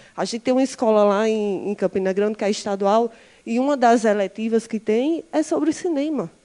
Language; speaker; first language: Portuguese; native; Portuguese